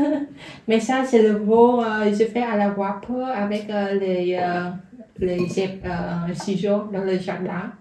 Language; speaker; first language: French; non-native, learner; Vietnamese